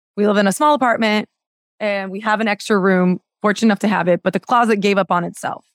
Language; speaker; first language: English; native; English